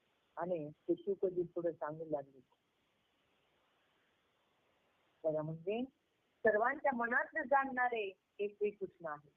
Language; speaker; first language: Marathi; native; Marathi